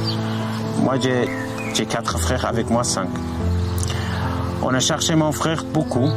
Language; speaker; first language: French; non-native, learner; Arabic